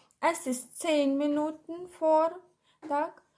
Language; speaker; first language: German; non-native, fluent; Ukrainian